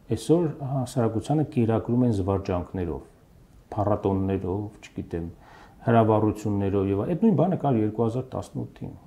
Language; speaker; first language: Armenian; native; Armenian